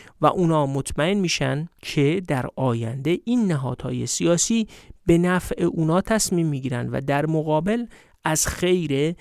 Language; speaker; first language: Persian; native; Persian